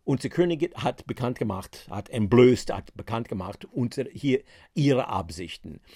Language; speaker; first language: German; non-native, fluent; English